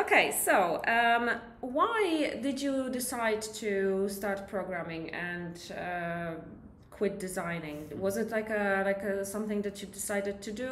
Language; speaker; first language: English; non-native, fluent; Polish